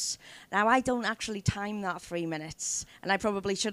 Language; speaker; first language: English; native; English